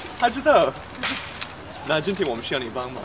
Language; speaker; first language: Chinese; non-native, fluent; English